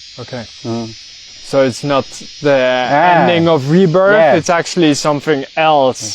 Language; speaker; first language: English; non-native, fluent; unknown